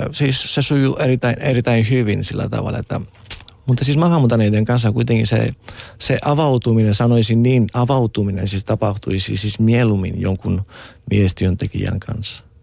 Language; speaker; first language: Finnish; non-native, fluent; Greek